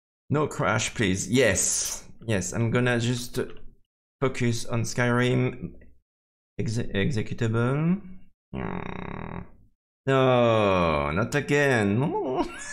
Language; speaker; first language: English; non-native, fluent; French